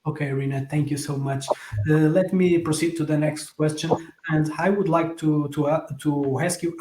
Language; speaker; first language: English; non-native, fluent; Portuguese